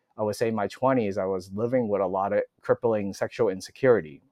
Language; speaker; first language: English; early bilingual, other home language; Cantonese